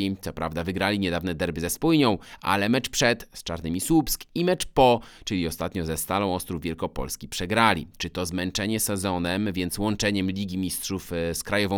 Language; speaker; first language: Polish; native; Polish